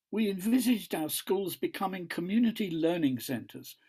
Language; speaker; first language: English; native; English